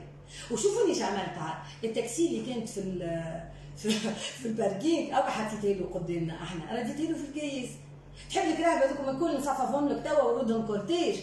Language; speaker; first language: Arabic; native; Arabic